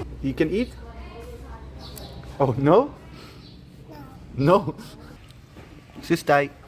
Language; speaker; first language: English; non-native, fluent; Dutch